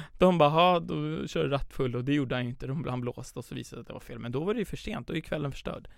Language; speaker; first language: Swedish; early bilingual, other home language; Persian